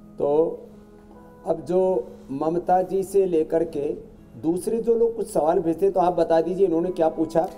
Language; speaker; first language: Hindi; native; Hindi